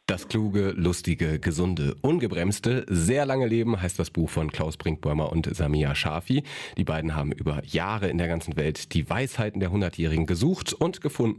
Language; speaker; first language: German; native; German